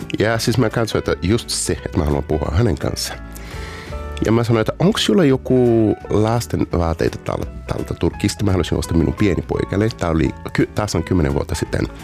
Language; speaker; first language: Finnish; non-native, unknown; Portuguese